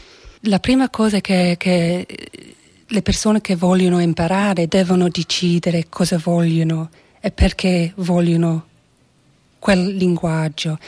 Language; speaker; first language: Italian; non-native, fluent; English